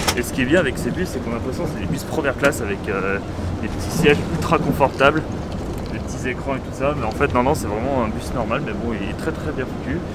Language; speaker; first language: French; native; French